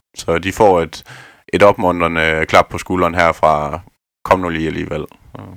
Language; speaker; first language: Danish; native; Danish